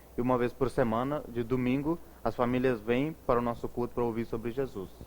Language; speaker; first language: Portuguese; non-native, fluent; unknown